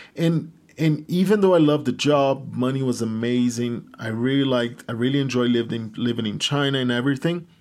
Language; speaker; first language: English; non-native, fluent; Portuguese